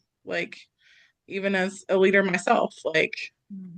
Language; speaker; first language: English; native; English